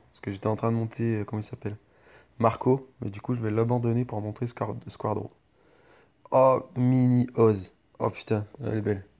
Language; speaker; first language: French; native; French